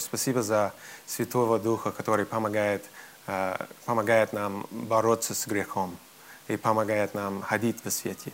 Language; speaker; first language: Russian; non-native, fluent; English